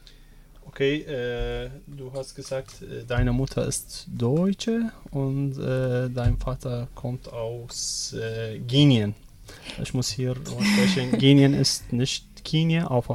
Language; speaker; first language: German; non-native, learner; Arabic